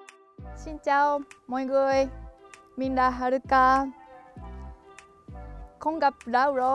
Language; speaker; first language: Vietnamese; non-native, learner; Japanese